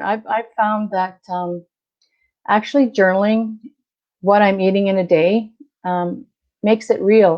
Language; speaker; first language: English; native; English